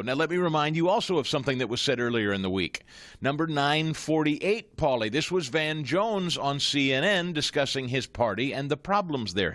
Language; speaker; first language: English; native; English